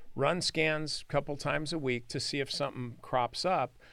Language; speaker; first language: English; native; English